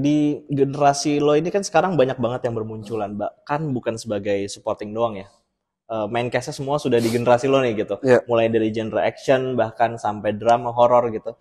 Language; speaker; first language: Indonesian; native; Indonesian